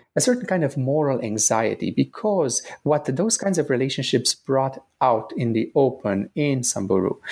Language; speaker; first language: English; non-native, fluent; Romanian